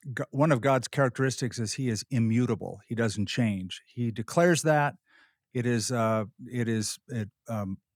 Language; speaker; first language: English; native; English